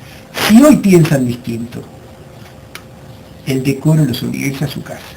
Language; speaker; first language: Spanish; native; Spanish